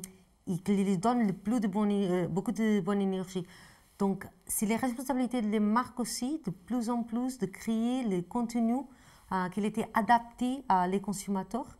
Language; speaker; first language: French; non-native, fluent; Portuguese